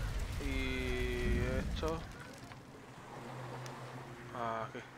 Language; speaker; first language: Spanish; native; Spanish